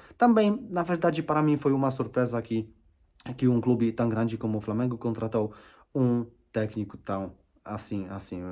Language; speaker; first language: Portuguese; non-native, fluent; Polish